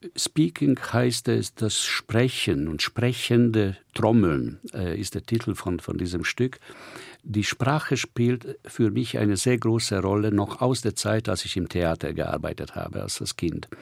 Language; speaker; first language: German; non-native, fluent; Hungarian